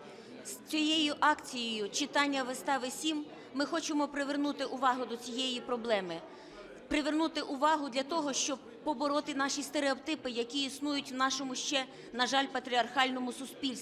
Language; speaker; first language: Ukrainian; native; Ukrainian